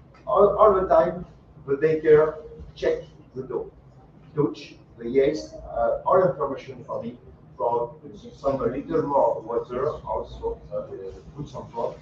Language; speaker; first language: English; non-native, learner; French